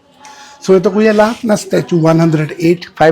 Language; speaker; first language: Filipino; non-native, learner; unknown